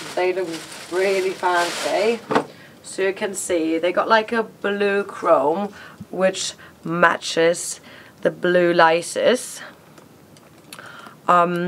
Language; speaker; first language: English; non-native, fluent; German